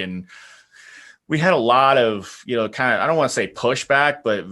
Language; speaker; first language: English; native; English